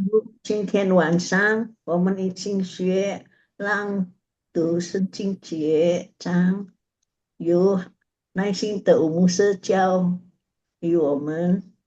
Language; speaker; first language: Chinese; non-native, learner; Indonesian